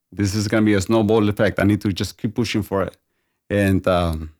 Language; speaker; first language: English; non-native, fluent; Spanish